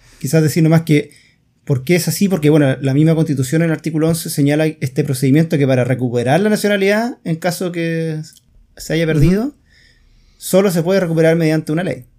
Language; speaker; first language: Spanish; native; Spanish